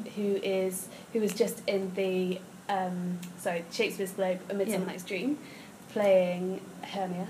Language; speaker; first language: English; native; English